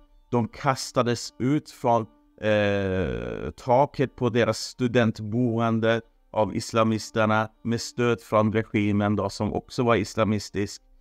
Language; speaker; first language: Swedish; non-native, fluent; Persian